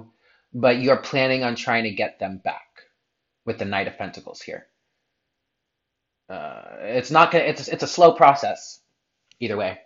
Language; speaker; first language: English; native; English